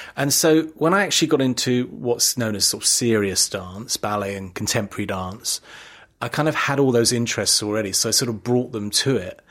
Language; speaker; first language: English; native; English